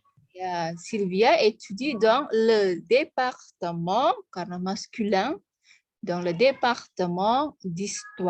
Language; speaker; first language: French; non-native, fluent; Indonesian